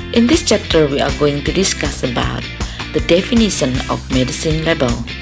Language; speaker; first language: English; non-native, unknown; Indonesian